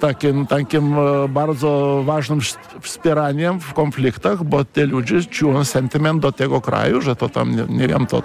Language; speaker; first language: Polish; non-native, fluent; Lithuanian